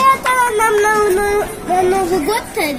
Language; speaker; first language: Russian; early bilingual, heritage; Russian